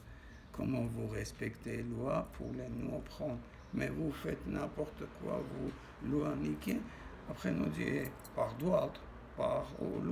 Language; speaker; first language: French; non-native, learner; Armenian